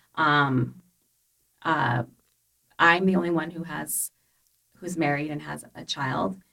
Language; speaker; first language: English; early bilingual, other home language; Spanish